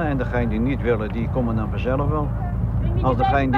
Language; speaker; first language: Dutch; native; Dutch